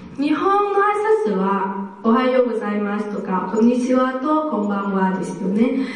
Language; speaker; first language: Japanese; non-native, fluent; Vietnamese